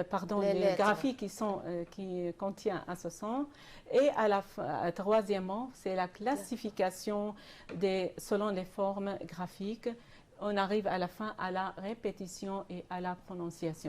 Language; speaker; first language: French; non-native, fluent; Arabic